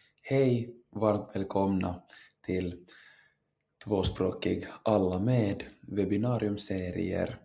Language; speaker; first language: Swedish; non-native, local second language; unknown